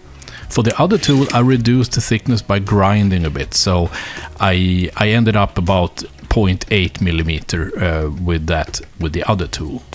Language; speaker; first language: English; non-native, fluent; Swedish